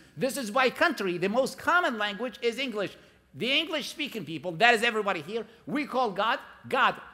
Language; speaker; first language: English; non-native, fluent; Arabic